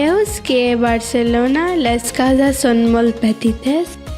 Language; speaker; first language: Catalan; non-native, learner; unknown